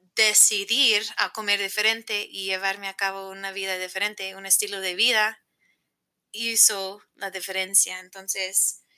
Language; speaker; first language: Spanish; non-native, fluent; English